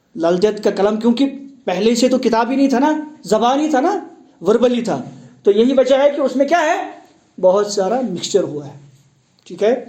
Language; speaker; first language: Urdu; non-native, local second language; Kashmiri